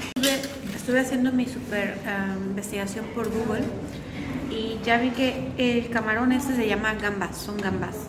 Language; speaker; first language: Spanish; native; Spanish